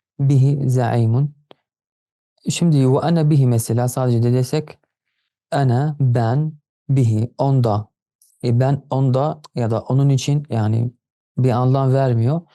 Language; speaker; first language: Turkish; non-native, fluent; Arabic